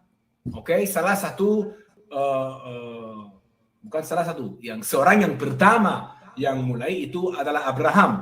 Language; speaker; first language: Indonesian; non-native, fluent; Hebrew